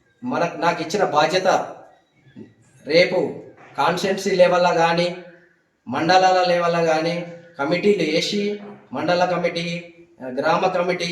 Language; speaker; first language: Telugu; native; Telugu